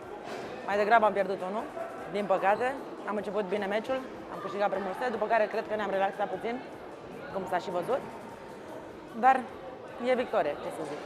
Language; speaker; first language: Romanian; native; Romanian